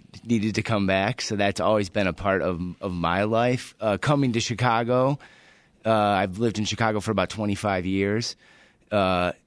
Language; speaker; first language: English; native; English